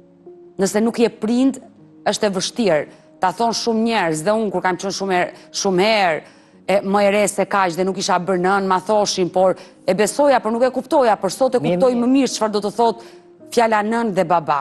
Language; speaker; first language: Albanian; native; Albanian